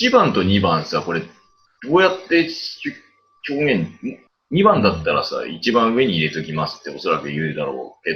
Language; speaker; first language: Japanese; native; Japanese